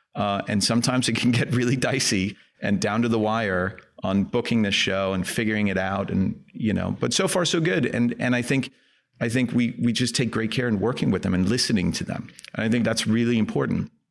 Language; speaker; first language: English; non-native, fluent; Danish